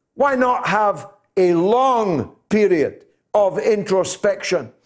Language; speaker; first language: English; native; English